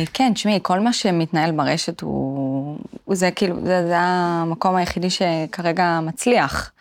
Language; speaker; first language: Hebrew; early bilingual, other home language; Russian